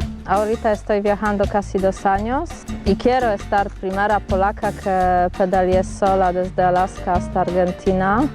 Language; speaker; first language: Spanish; non-native, learner; Polish